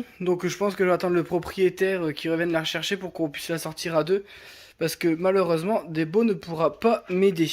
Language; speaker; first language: French; native; French